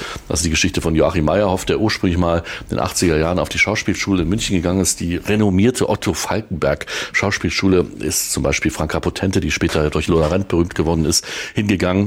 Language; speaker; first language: German; native; German